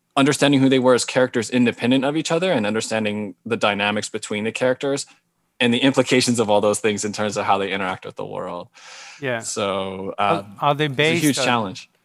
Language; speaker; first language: English; native; English